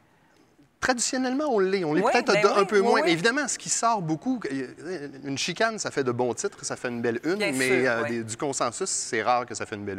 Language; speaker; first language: French; native; French